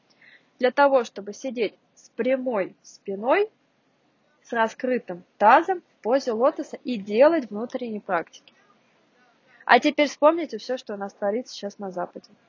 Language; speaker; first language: Russian; native; Russian